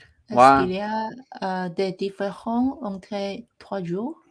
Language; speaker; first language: French; non-native, learner; Chinese